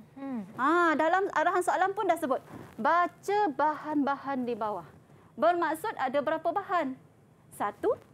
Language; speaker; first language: Malay; native; Malay